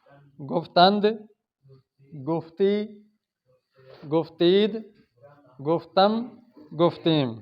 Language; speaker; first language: Persian; non-native, fluent; Urdu